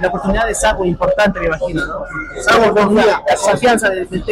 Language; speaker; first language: Portuguese; non-native, learner; Spanish